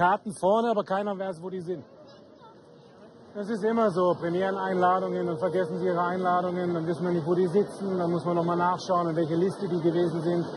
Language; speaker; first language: German; native; German